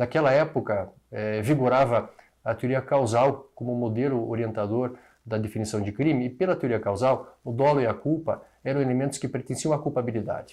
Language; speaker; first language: Portuguese; native; Portuguese